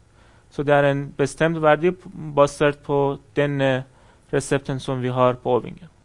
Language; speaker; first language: Norwegian; non-native, fluent; Persian